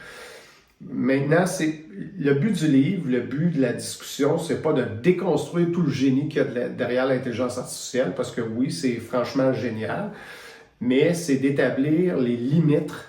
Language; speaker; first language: French; native; French